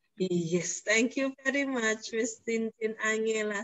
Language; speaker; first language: English; non-native, fluent; Indonesian